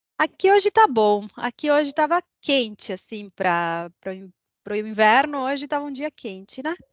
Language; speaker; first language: Portuguese; non-native, fluent; Italian